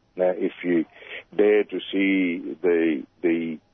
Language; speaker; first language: English; non-native, local second language; Urdu